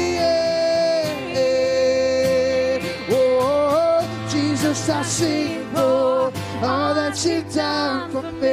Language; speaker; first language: English; native; English